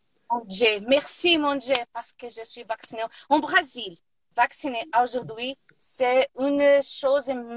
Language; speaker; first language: French; non-native, learner; Portuguese